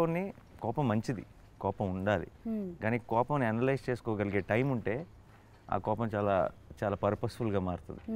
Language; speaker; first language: Telugu; native; Telugu